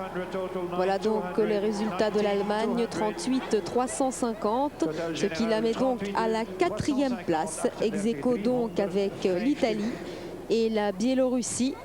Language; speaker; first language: French; native; French